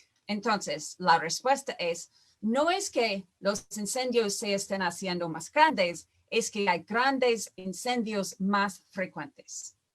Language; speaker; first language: Spanish; non-native, fluent; English